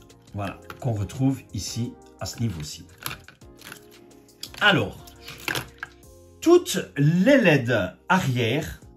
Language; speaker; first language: French; native; French